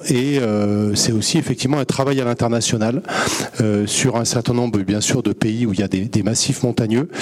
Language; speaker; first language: French; native; French